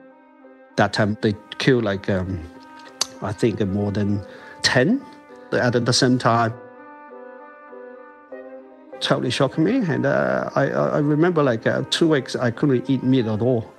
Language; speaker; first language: English; non-native, fluent; Chinese